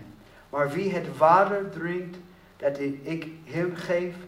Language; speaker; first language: Dutch; non-native, learner; English